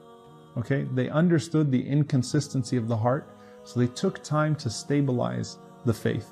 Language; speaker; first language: English; native; English